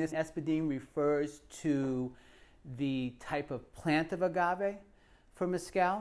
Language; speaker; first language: English; native; English